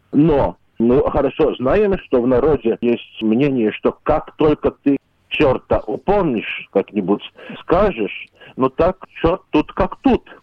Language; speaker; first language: Russian; non-native, local second language; Latvian